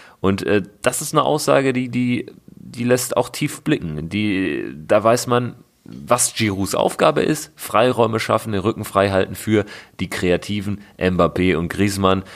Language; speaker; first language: German; native; German